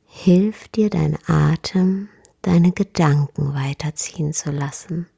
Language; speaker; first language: German; native; German